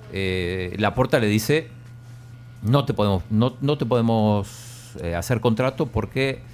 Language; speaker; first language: Spanish; native; Spanish